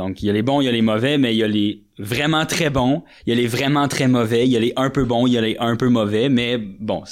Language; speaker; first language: French; native; French